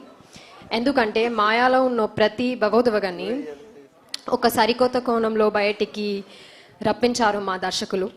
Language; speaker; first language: Telugu; non-native, learner; Malayalam